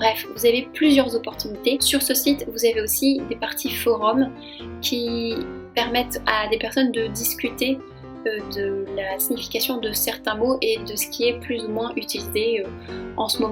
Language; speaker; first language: French; native; French